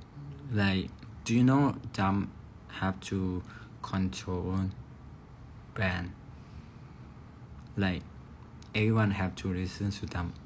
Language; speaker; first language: English; non-native, learner; Thai